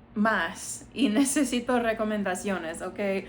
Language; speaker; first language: Spanish; non-native, learner; English